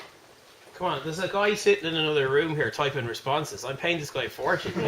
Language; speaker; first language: English; native; English